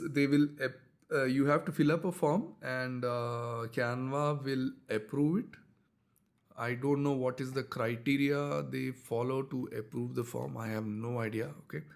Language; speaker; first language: English; non-native, local second language; Kannada